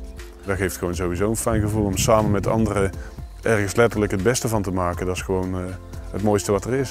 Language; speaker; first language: Dutch; native; Dutch